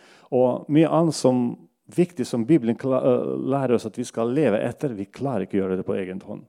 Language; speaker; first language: Norwegian; non-native, local second language; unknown